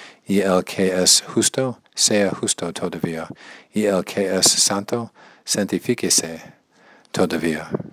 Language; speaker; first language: Spanish; non-native, learner; English